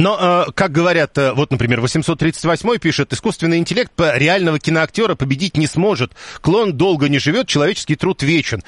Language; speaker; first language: Russian; native; Russian